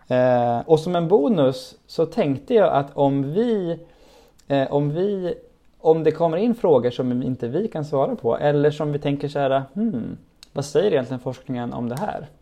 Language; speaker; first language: Swedish; native; Swedish